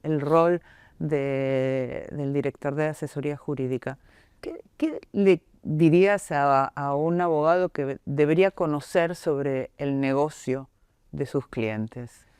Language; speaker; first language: Spanish; native; Spanish